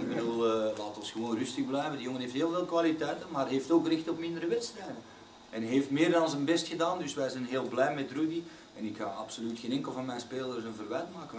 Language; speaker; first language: Dutch; native; Dutch